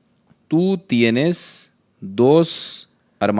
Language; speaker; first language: Spanish; non-native, learner; Hindi